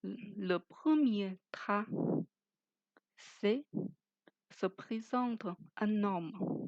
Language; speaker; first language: French; non-native, fluent; Chinese